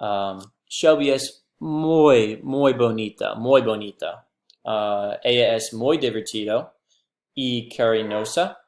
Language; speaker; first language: Spanish; non-native, learner; English